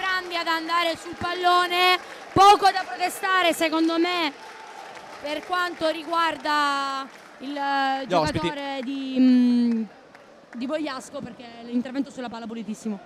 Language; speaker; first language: Italian; native; Italian